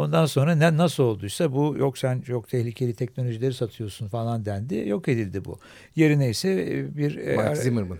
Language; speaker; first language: Turkish; native; Turkish